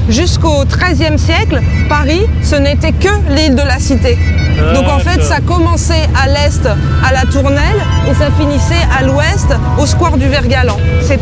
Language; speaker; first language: French; native; French